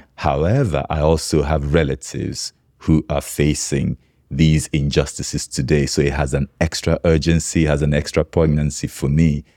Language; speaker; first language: English; non-native, local second language; Igbo